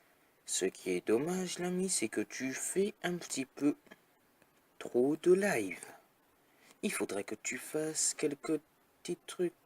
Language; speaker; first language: French; native; French